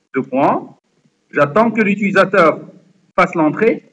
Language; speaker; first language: French; non-native, local second language; Arabic